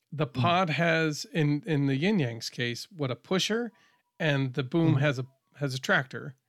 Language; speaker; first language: English; native; English